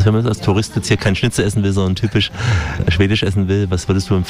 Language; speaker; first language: German; native; German